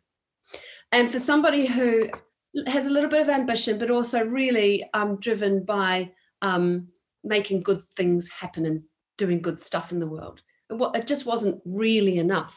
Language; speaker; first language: English; native; English